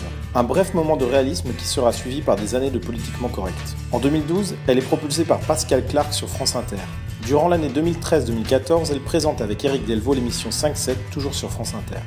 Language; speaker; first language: French; native; French